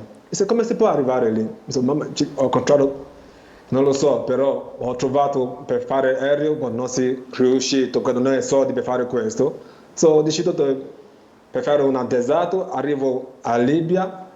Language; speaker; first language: Italian; non-native, learner; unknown